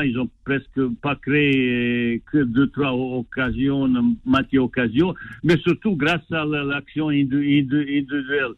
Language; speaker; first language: French; non-native, fluent; Bosnian